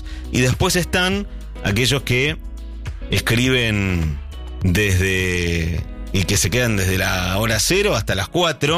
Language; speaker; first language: Spanish; native; Spanish